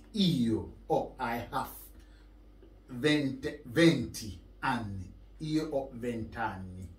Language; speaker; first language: Italian; non-native, learner; Akan